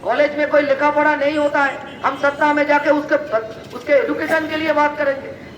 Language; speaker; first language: Hindi; non-native, local second language; Bangla